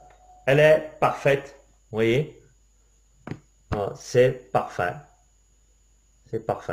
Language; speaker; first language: French; native; French